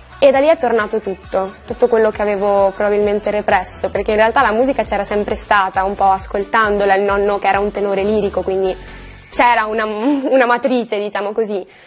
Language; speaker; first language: Italian; native; Italian